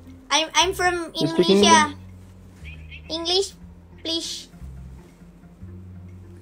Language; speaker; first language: English; non-native, learner; Indonesian